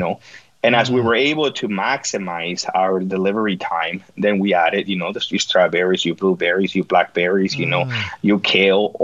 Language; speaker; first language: English; non-native, fluent; Spanish